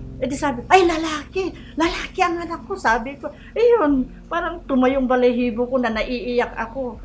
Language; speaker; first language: Filipino; non-native, local second language; Iloko